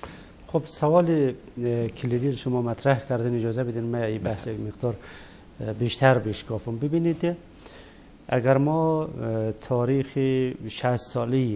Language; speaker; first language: Persian; native; Persian